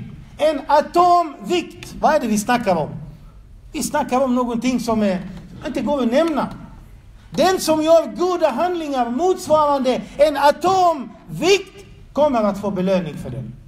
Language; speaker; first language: Swedish; non-native, fluent; Arabic